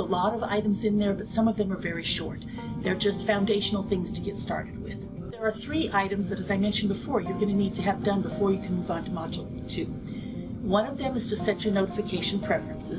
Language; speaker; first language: English; native; English